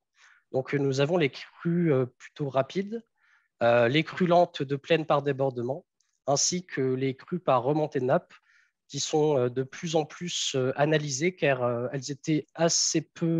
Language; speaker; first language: French; native; French